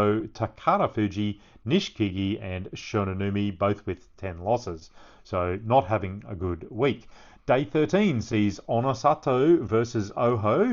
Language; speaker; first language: English; native; English